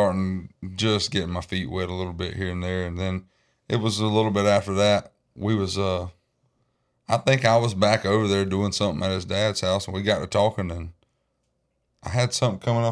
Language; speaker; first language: English; native; English